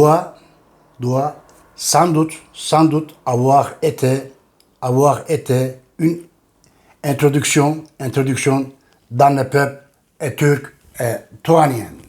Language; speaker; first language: French; non-native, fluent; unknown